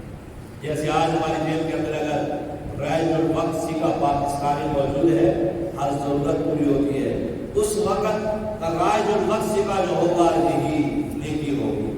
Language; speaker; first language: Urdu; native; Urdu